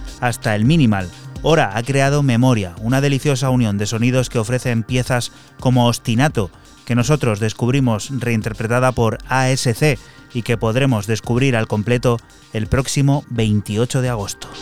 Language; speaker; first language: Spanish; native; Spanish